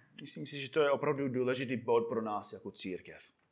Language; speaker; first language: Czech; non-native, fluent; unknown